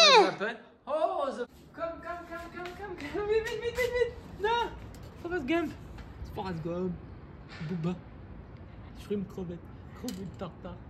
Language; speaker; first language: English; non-native, learner; French